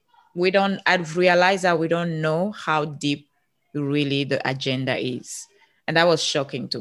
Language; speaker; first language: English; non-native, local second language; French